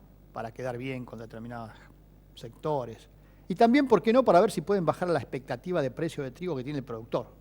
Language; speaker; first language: Spanish; native; Spanish